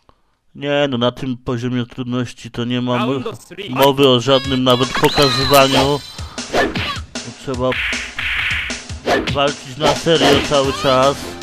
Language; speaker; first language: Polish; native; Polish